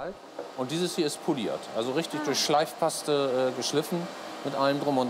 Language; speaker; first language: German; native; German